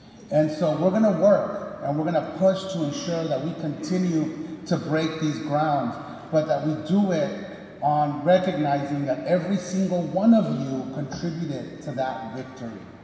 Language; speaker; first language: English; early bilingual, other home language; Spanish